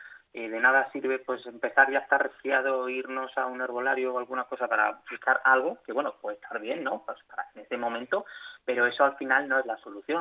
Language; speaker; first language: Spanish; native; Spanish